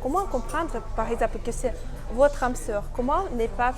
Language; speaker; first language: French; non-native, fluent; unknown